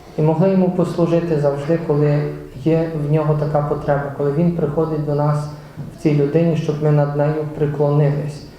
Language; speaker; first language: Ukrainian; non-native, fluent; Polish